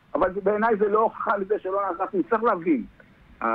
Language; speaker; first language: Hebrew; native; Hebrew